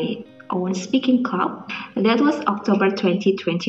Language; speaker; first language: English; non-native, fluent; Indonesian